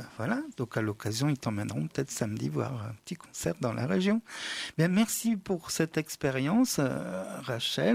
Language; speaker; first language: French; native; French